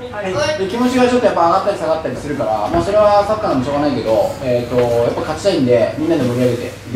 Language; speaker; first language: Japanese; native; Japanese